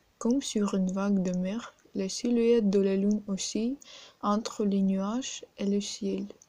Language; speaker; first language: French; non-native, learner; Ukrainian